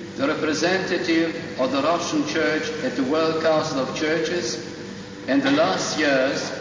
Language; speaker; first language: English; non-native, fluent; Russian